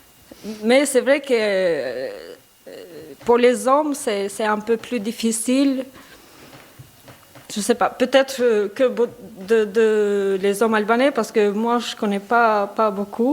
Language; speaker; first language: French; non-native, learner; Albanian